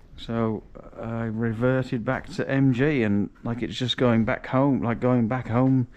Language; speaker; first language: English; native; English